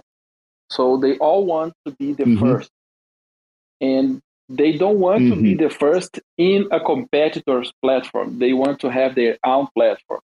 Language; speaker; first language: English; non-native, fluent; Portuguese